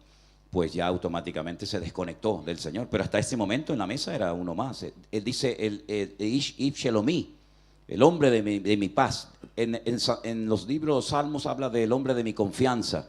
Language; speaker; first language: Spanish; native; Spanish